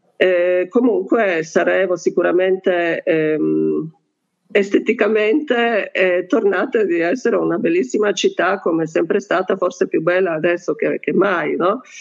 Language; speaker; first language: Italian; non-native, fluent; Bosnian